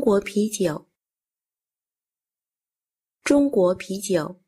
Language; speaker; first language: Chinese; non-native, fluent; Vietnamese